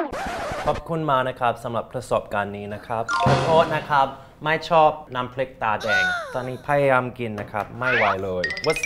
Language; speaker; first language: Thai; non-native, fluent; English